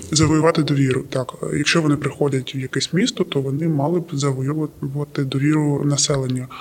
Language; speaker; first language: Ukrainian; native; Ukrainian